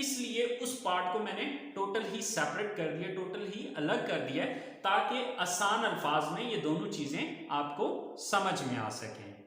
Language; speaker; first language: Urdu; native; Urdu